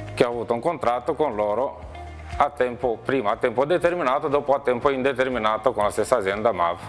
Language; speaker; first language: Italian; non-native, fluent; Romanian